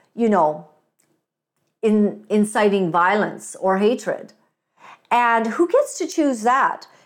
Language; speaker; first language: English; native; English